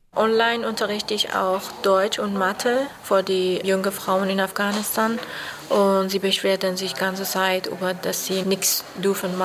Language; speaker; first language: German; non-native, fluent; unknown